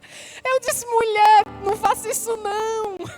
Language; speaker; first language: Portuguese; native; Portuguese